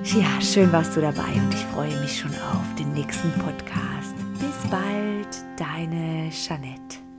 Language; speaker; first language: German; native; German